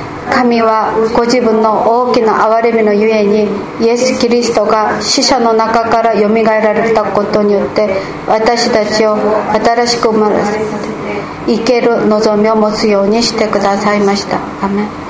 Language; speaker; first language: Japanese; non-native, fluent; Korean